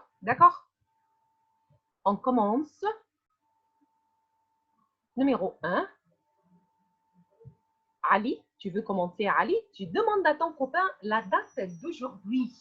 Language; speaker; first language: French; non-native, fluent; Arabic